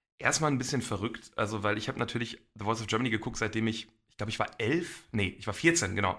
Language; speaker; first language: German; early bilingual, other home language; Polish